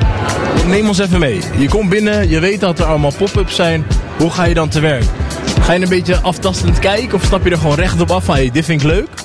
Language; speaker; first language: Dutch; native; Dutch